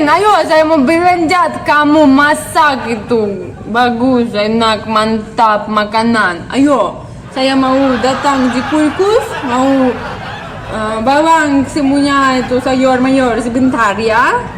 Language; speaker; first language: Indonesian; non-native, learner; Russian